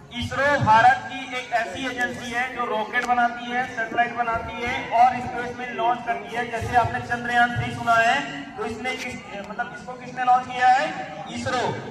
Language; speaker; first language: Hindi; native; Hindi